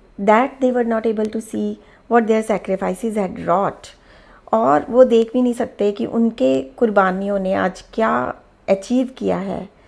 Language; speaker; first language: Hindi; native; Hindi